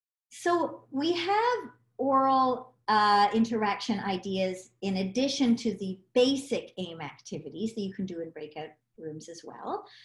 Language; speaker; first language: English; native; English